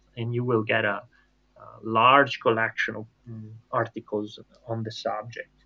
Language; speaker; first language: English; non-native, fluent; Italian